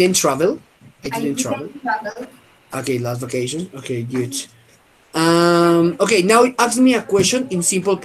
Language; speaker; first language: English; non-native, fluent; Spanish